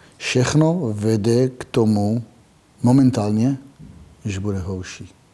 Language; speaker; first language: Czech; non-native, fluent; Hebrew